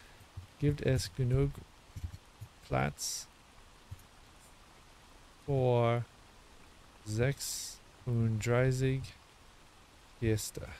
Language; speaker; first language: German; non-native, learner; English